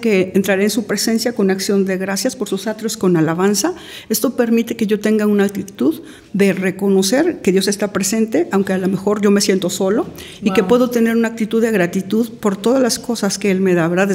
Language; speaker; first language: Spanish; native; Spanish